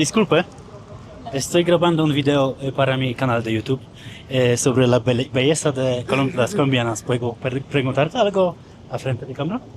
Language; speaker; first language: Spanish; non-native, learner; Polish